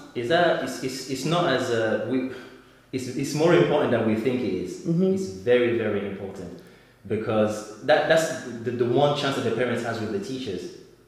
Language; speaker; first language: English; non-native, fluent; Lingala